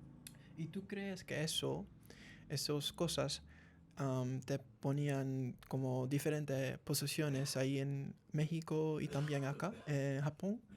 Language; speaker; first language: Spanish; early bilingual, heritage; English